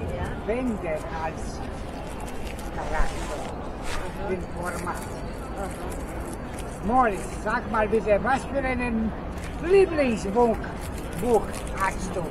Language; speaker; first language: German; non-native, fluent; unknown